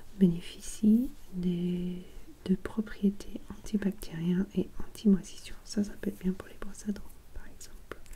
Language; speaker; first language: French; non-native, fluent; English